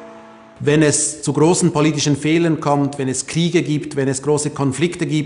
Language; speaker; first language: German; native; German